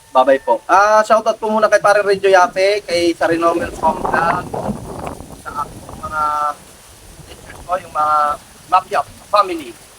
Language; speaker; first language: Filipino; native; Filipino